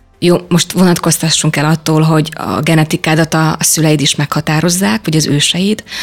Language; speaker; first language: Hungarian; native; Hungarian